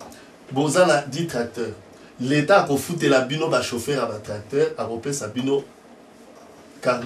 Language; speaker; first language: French; non-native, local second language; Lingala